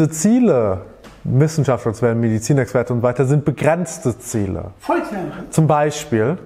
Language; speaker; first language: German; native; German